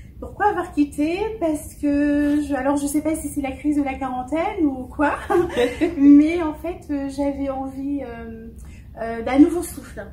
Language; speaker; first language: French; early bilingual, other home language; Fon